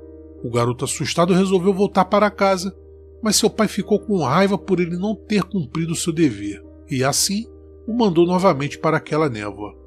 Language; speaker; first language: Portuguese; native; Portuguese